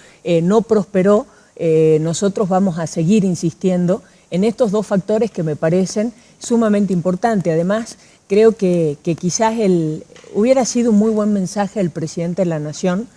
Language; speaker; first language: Spanish; native; Spanish